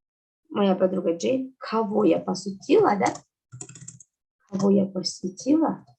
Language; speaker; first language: Russian; non-native, local second language; Kazakh